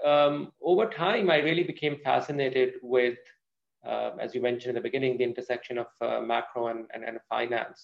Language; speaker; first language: English; non-native, local second language; Urdu